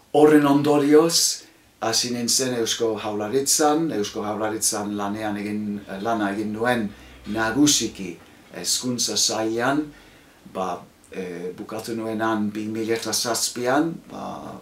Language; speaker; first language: Basque; non-native, fluent; English